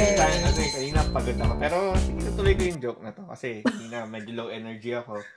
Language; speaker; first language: Filipino; early bilingual, other home language; Japanese